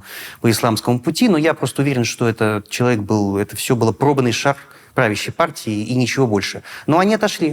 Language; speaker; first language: Russian; native; Russian